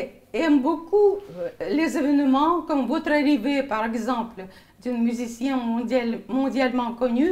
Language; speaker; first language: French; non-native, fluent; Russian